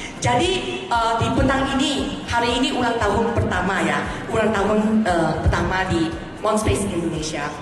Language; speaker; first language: Malay; non-native, local second language; Chinese